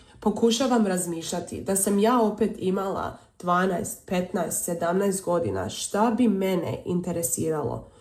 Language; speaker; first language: Serbian; early bilingual, heritage; Croatian